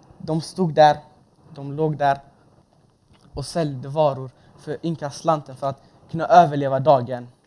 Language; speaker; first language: Swedish; early bilingual, other home language; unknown